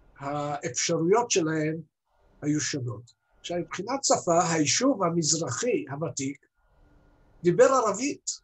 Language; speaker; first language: Hebrew; early bilingual, other home language; Persian